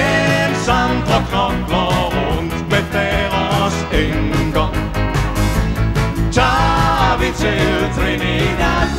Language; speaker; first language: Danish; native; Danish